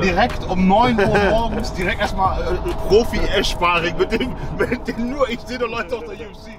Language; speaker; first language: German; native; German